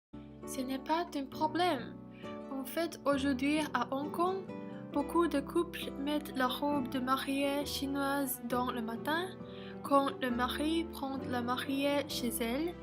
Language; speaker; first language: French; non-native, learner; Chinese